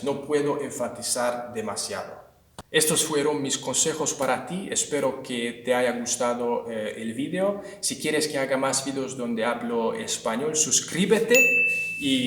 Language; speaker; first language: Spanish; non-native, fluent; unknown